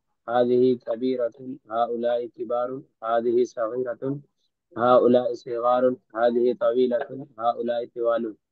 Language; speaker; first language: Arabic; non-native, learner; Urdu